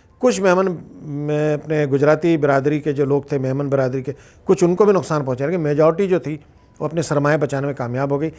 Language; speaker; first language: Urdu; native; Urdu